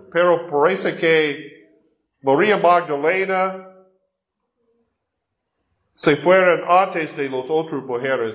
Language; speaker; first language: Spanish; non-native, learner; English